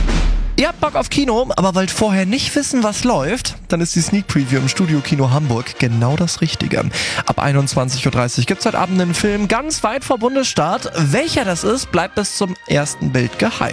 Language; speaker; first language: German; native; German